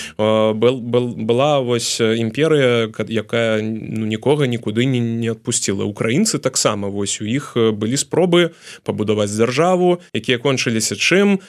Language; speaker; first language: Belarusian; non-native, local second language; Russian